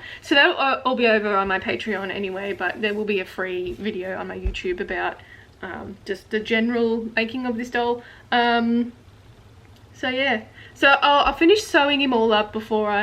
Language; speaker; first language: English; native; English